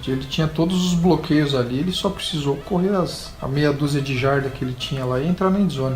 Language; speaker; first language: Portuguese; native; Portuguese